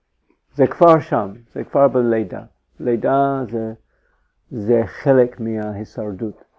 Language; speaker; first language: Hebrew; non-native, fluent; English